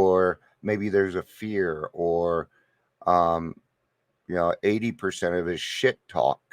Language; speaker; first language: English; native; English